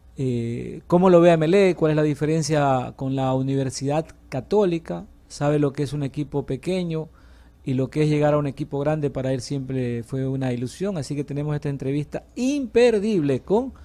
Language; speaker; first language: Spanish; native; Spanish